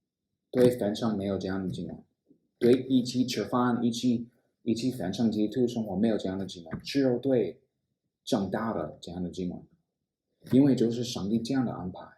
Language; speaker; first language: Chinese; non-native, fluent; English